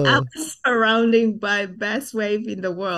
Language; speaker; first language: English; non-native, fluent; Sundanese